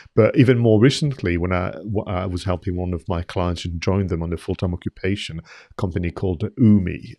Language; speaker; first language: English; non-native, fluent; French